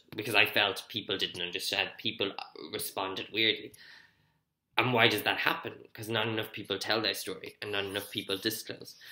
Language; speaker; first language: English; native; English